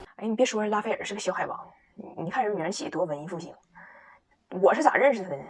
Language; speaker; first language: Chinese; native; Chinese